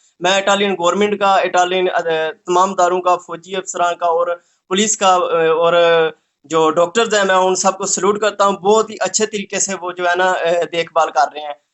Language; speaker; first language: Urdu; non-native, local second language; Punjabi